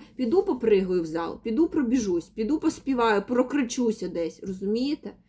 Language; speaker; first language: Ukrainian; non-native, local second language; Russian